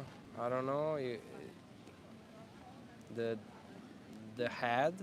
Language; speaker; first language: English; non-native, learner; Italian